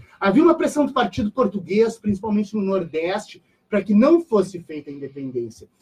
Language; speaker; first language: Portuguese; native; Portuguese